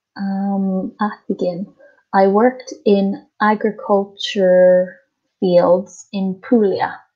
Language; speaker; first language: English; native; English